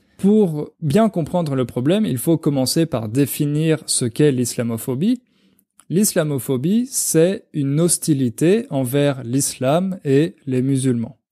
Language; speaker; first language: French; native; French